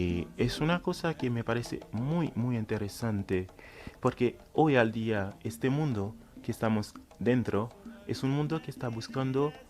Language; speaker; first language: Spanish; non-native, fluent; Haitian Creole